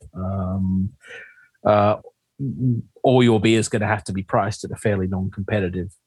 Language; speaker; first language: English; native; English